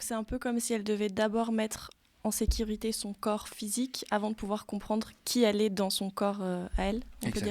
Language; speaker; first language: French; native; French